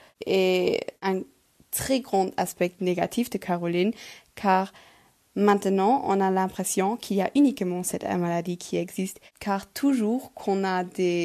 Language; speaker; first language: French; non-native, local second language; Luxembourgish